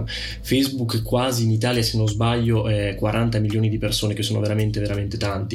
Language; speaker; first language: Italian; native; Italian